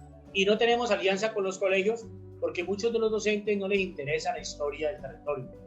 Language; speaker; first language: Spanish; native; Spanish